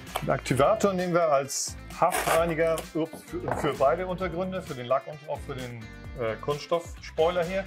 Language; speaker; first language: German; native; German